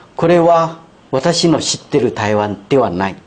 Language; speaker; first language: Japanese; non-native, fluent; Chinese